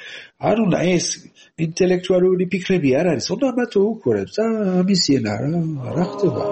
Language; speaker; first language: Georgian; non-native, learner; French